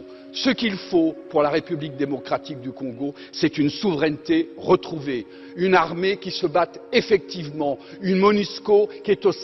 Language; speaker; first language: French; native; French